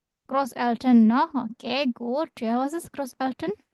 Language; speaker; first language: German; non-native, fluent; Indonesian